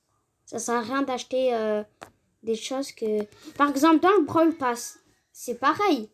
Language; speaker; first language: French; native; French